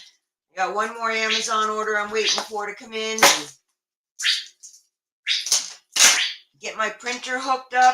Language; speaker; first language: English; native; English